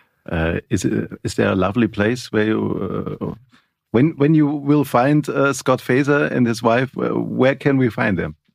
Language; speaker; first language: English; non-native, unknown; German